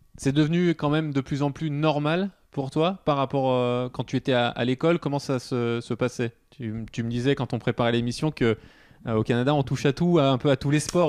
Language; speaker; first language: French; native; French